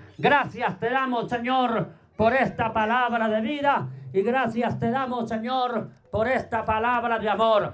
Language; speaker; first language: Spanish; native; Spanish